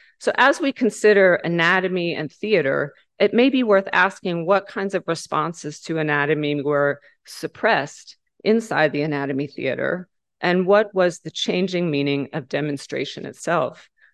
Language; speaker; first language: English; native; English